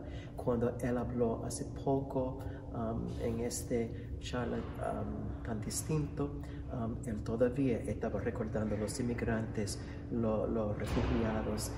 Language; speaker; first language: Spanish; non-native, fluent; English